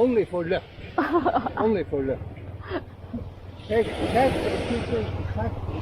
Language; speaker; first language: English; non-native, learner; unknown